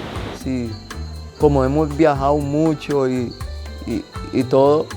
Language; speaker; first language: Spanish; non-native, local second language; English